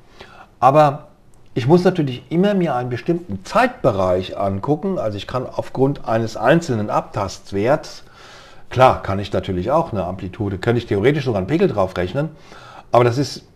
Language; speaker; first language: German; native; German